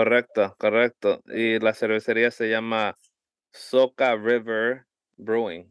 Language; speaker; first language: Spanish; early bilingual, heritage; Spanish